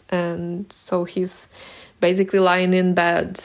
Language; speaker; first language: English; non-native, fluent; Ukrainian